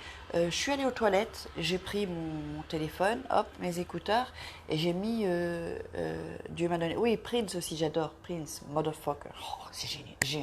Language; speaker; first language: French; native; French